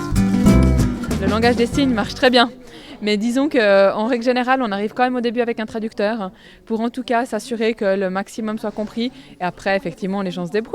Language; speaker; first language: French; native; French